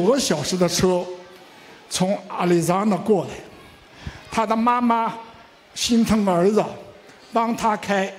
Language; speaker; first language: Chinese; native; Chinese